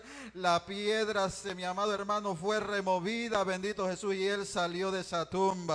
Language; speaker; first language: Spanish; native; Spanish